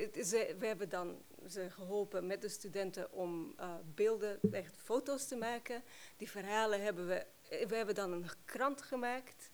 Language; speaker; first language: Dutch; non-native, fluent; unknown